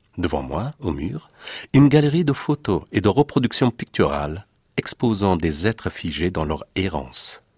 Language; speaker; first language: French; non-native, fluent; Persian